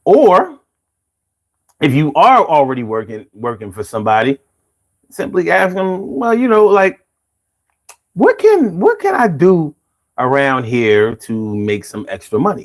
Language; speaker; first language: English; native; English